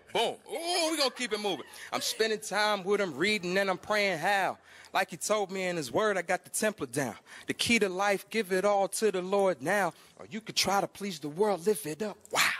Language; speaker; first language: English; native; English